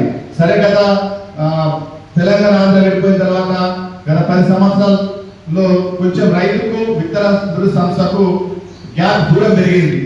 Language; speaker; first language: Telugu; native; Telugu